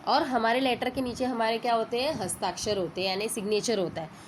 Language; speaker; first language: Hindi; non-native, local second language; Marathi